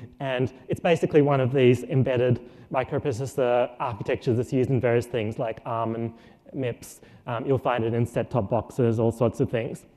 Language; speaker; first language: English; native; English